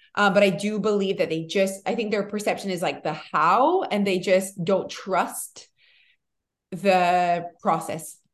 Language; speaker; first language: English; early bilingual, other home language; French